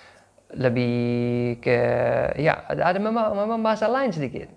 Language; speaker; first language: Indonesian; non-native, fluent; English